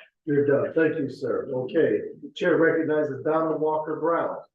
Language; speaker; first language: English; native; English